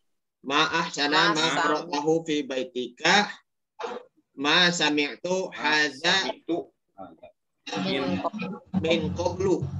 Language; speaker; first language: Arabic; non-native, fluent; Indonesian